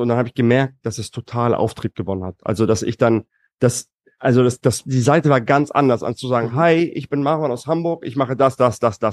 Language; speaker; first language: German; native; German